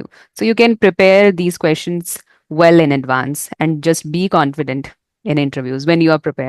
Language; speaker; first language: English; non-native, fluent; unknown